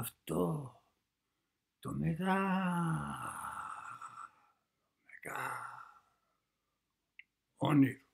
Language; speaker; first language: Greek; non-native, learner; English